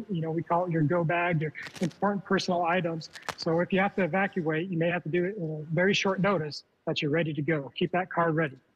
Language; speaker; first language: English; native; English